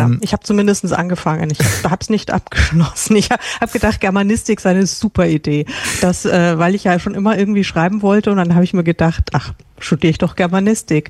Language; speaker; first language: German; native; German